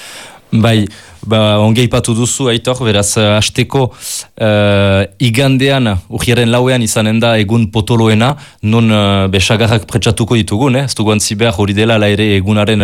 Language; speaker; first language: Basque; native; Basque